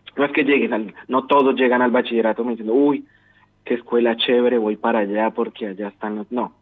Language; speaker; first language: Spanish; native; Spanish